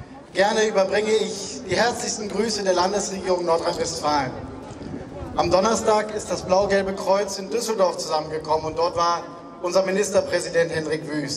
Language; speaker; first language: German; native; German